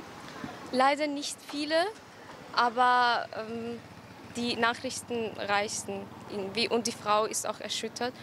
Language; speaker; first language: German; early bilingual, other home language; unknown